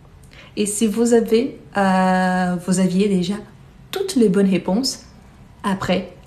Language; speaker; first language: French; non-native, fluent; Portuguese